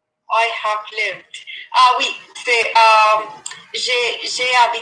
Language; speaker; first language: French; non-native, learner; English